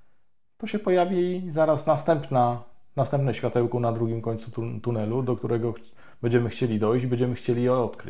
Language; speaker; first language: Polish; native; Polish